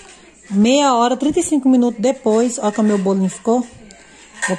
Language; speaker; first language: Portuguese; native; Portuguese